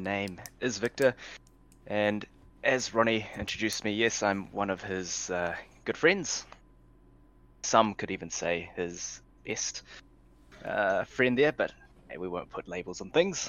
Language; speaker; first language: English; native; English